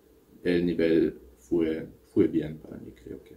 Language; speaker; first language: Spanish; non-native, learner; German